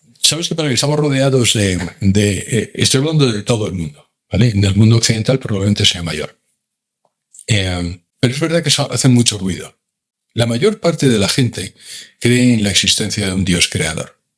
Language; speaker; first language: Spanish; native; Spanish